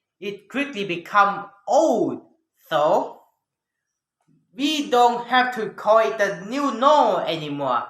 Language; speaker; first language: English; non-native, learner; Thai